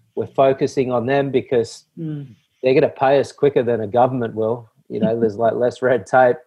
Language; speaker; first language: English; native; English